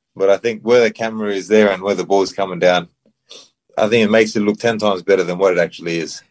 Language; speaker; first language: English; early bilingual, other home language; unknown